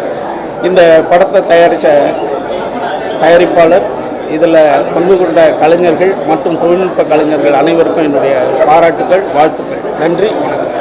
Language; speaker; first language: Tamil; native; Tamil